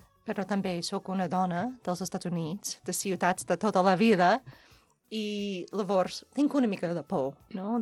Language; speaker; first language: Catalan; non-native, learner; English